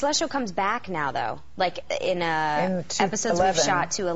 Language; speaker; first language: English; native; English